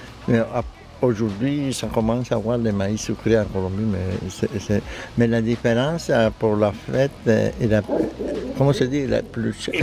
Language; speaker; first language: French; non-native, learner; Spanish